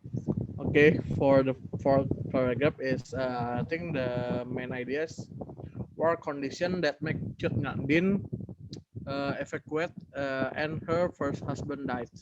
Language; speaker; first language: English; non-native, learner; Indonesian